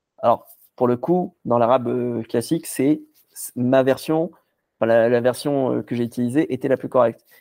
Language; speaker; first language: French; non-native, local second language; Arabic